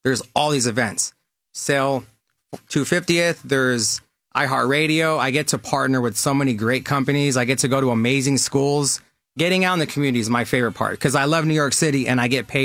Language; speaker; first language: English; native; English